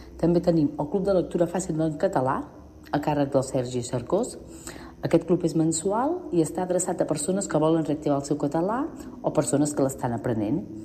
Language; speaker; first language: Catalan; native; Catalan